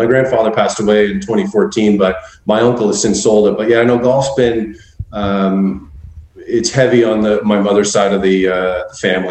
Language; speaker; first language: English; native; English